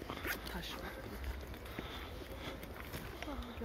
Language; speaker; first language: Turkish; non-native, learner; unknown